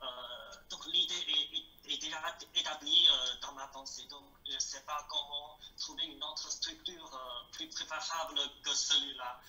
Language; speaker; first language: French; non-native, learner; Chinese